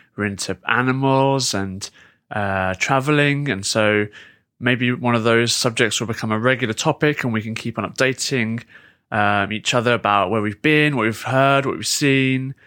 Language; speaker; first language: English; native; English